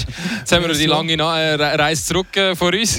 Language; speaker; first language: German; native; German